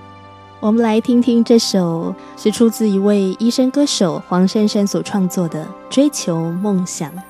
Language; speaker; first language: Chinese; native; Chinese